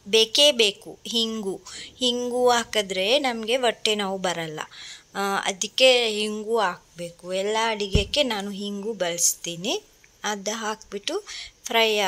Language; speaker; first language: Kannada; non-native, fluent; Sinhala